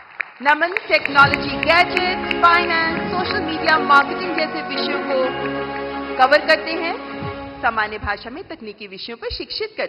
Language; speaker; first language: Hindi; native; Hindi